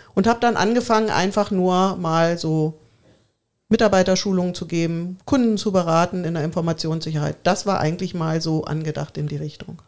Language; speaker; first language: German; native; German